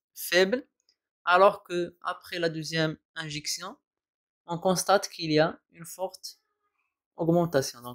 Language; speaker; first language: French; non-native, local second language; Arabic